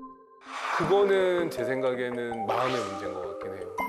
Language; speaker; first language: Korean; native; Korean